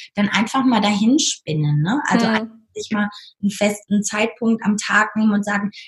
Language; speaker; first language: German; native; German